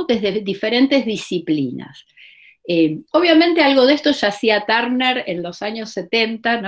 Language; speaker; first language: Spanish; native; Spanish